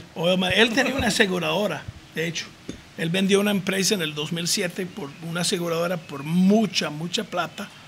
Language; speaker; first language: Spanish; non-native, fluent; English